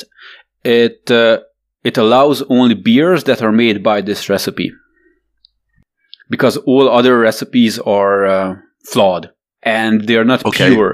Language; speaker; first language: English; non-native, fluent; Romanian